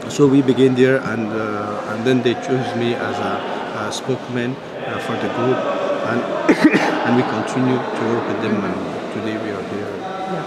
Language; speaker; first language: English; non-native, fluent; Persian